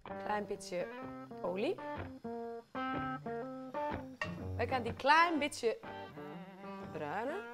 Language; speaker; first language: Dutch; non-native, fluent; Icelandic